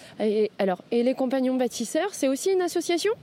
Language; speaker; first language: French; native; French